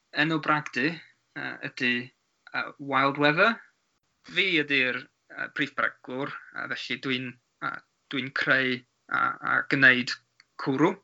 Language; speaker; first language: Welsh; non-native, learner; English